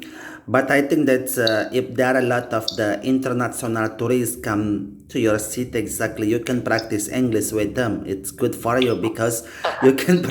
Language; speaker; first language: English; non-native, learner; Indonesian